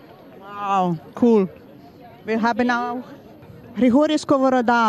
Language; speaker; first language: German; non-native, learner; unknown